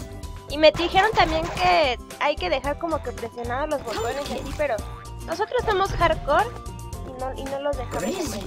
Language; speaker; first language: Spanish; native; Spanish